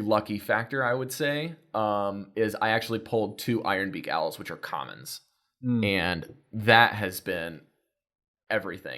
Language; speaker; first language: English; native; English